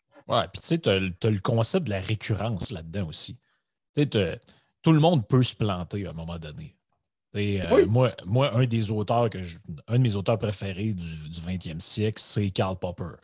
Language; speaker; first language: French; native; French